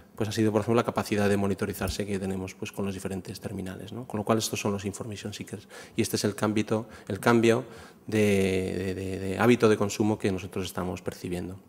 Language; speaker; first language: Spanish; non-native, local second language; Catalan